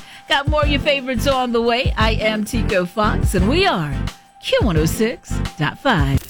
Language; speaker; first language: English; native; English